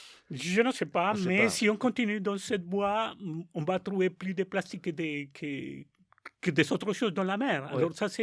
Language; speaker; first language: French; non-native, learner; Spanish